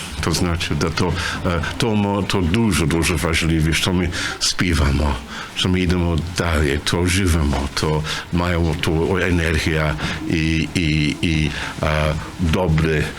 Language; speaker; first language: Polish; non-native, learner; English